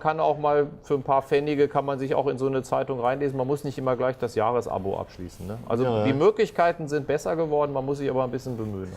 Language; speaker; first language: German; native; German